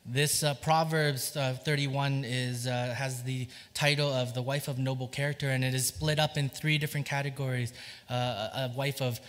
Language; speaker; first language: English; early bilingual, other home language; Vietnamese